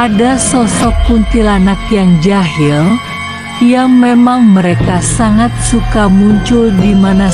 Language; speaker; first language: Indonesian; native; Indonesian